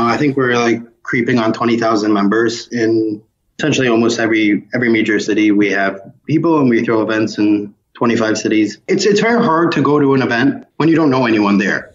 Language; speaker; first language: English; native; English